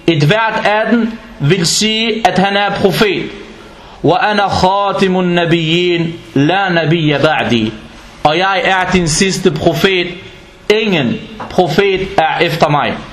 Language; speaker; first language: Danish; non-native, fluent; Arabic